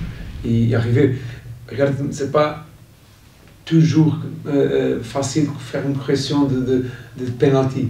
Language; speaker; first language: French; non-native, fluent; Portuguese